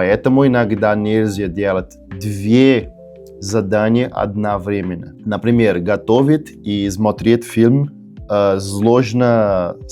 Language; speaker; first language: Russian; non-native, learner; Portuguese